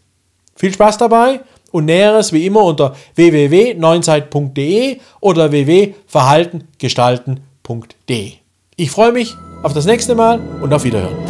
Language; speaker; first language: German; native; German